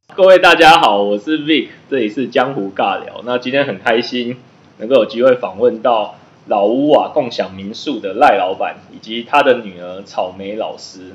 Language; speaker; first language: Chinese; native; Chinese